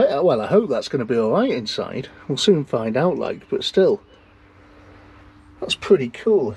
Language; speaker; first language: English; native; English